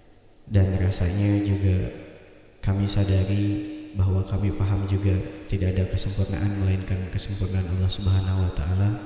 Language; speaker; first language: Indonesian; native; Indonesian